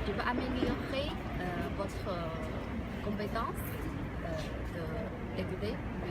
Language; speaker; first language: French; non-native, learner; Chinese